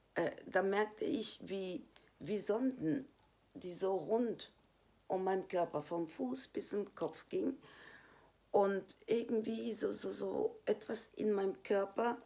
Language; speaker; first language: German; non-native, fluent; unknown